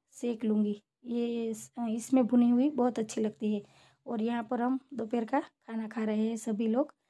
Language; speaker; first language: Hindi; non-native, local second language; Gujarati